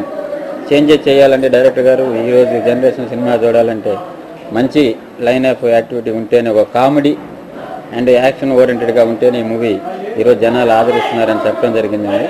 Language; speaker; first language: Telugu; native; Telugu